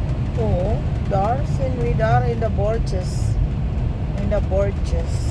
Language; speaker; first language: Dutch; non-native, fluent; Cebuano